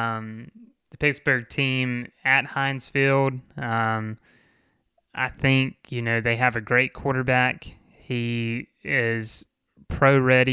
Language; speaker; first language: English; native; English